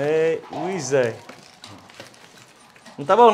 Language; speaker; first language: Portuguese; non-native, local second language; Vietnamese